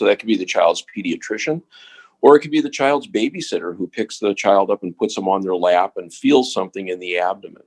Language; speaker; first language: English; native; English